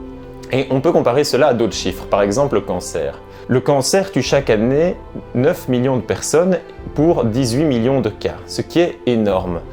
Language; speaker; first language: French; native; French